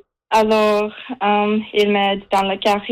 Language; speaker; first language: French; non-native, local second language; English